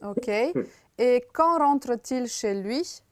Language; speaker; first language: French; non-native, fluent; Romanian